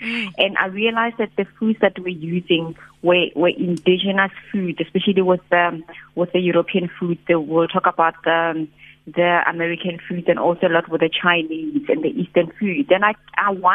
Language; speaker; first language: English; non-native, local second language; Tswana